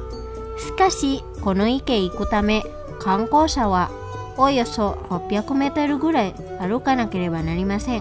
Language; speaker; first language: Japanese; non-native, fluent; Indonesian